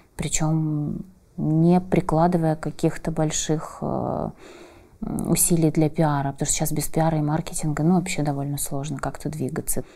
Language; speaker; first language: Russian; native; Russian